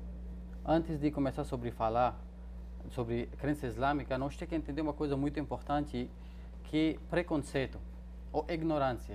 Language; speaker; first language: Portuguese; non-native, fluent; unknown